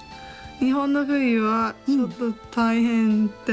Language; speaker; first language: Japanese; non-native, learner; English